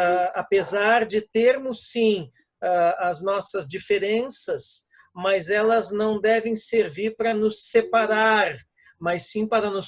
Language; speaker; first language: Portuguese; native; Portuguese